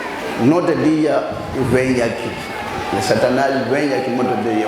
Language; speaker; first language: Portuguese; non-native, learner; Lingala